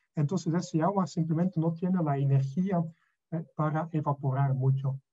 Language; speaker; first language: Spanish; non-native, fluent; Dutch